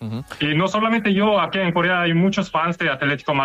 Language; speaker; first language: Spanish; non-native, fluent; Korean